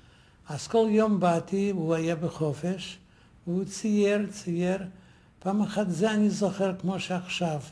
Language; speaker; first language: Hebrew; non-native, fluent; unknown